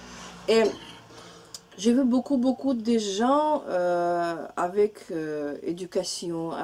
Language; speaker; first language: French; non-native, learner; Russian